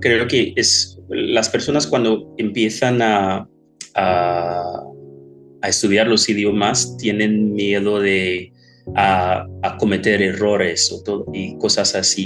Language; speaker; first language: Spanish; non-native, fluent; English